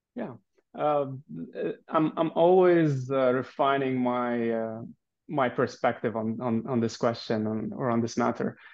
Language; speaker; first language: English; non-native, fluent; Arabic